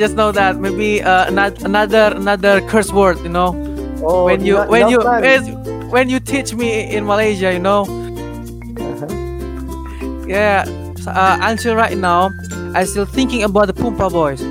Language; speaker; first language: English; non-native, learner; Indonesian